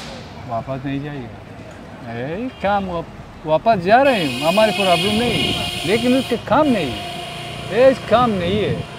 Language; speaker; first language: Hindi; non-native, learner; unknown